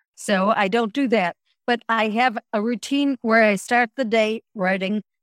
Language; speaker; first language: English; native; English